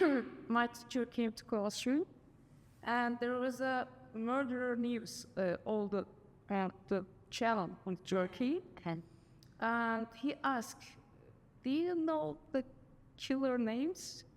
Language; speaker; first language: English; non-native, learner; Turkish